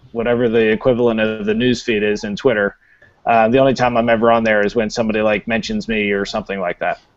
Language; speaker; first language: English; native; English